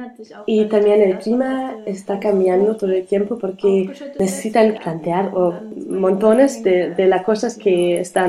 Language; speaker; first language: Spanish; non-native, learner; German